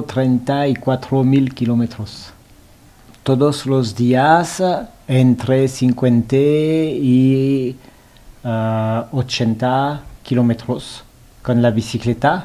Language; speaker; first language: Spanish; non-native, learner; French